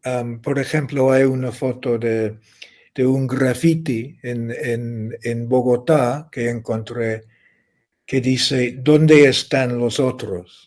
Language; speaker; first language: Spanish; non-native, fluent; English